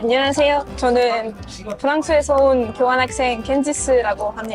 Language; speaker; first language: Korean; non-native, learner; French